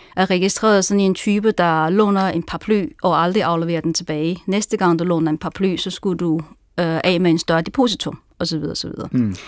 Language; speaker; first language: Danish; non-native, fluent; Chinese